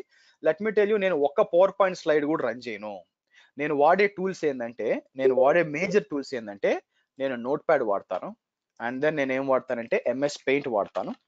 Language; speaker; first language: Telugu; native; Telugu